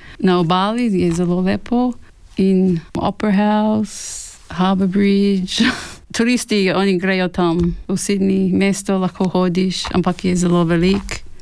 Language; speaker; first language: Slovenian; early bilingual, heritage; Slovenian